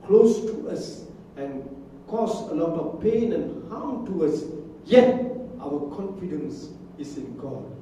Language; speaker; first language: English; non-native, local second language; Tamil